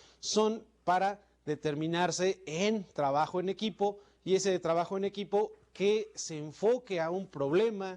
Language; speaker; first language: Spanish; native; Spanish